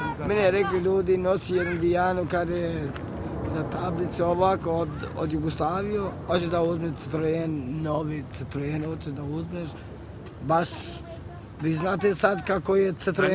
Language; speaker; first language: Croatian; non-native, local second language; Romany